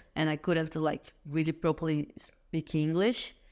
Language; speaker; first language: English; non-native, learner; Portuguese